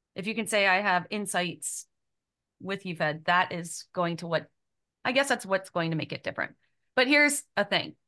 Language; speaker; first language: English; native; English